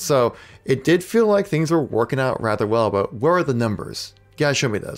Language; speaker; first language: English; native; English